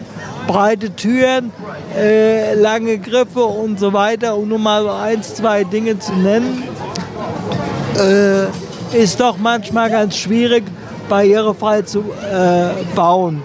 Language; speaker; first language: German; native; German